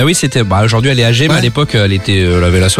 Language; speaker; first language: French; native; French